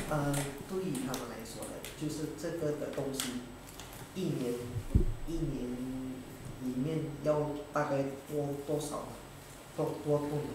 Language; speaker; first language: Chinese; early bilingual, heritage; Indonesian